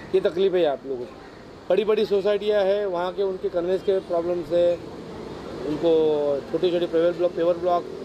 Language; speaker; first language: Hindi; non-native, local second language; Marathi